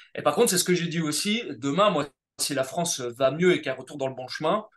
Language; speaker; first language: French; native; French